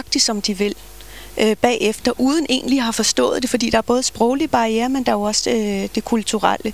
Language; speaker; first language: Danish; native; Danish